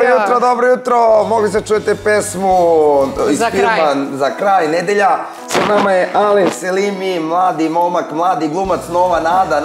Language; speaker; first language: Serbian; native; Serbian